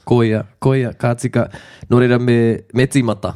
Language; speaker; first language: Māori; non-native, local second language; English